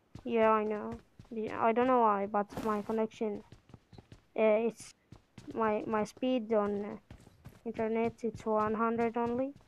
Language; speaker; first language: English; non-native, learner; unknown